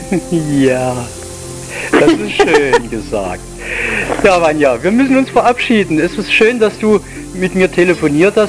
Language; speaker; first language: German; native; German